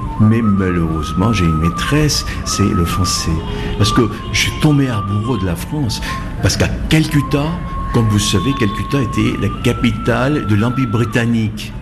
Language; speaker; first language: French; non-native, fluent; Bangla